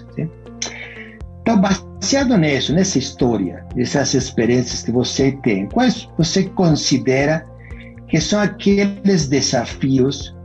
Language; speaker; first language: Portuguese; non-native, fluent; Spanish